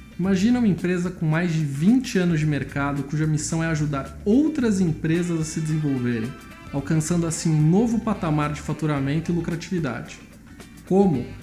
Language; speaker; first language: Portuguese; native; Portuguese